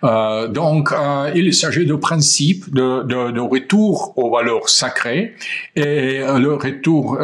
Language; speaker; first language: French; non-native, fluent; Russian